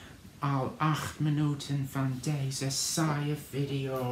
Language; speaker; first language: Dutch; non-native, learner; English